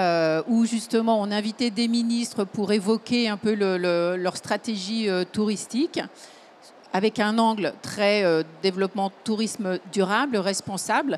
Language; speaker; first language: French; native; French